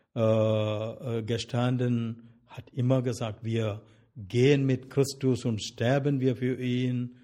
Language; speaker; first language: German; non-native, fluent; Malayalam